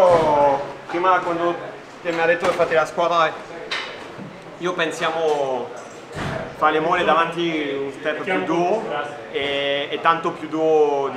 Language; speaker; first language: Italian; non-native, learner; French